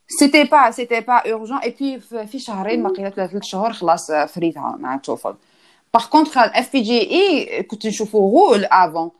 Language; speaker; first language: French; non-native, local second language; Arabic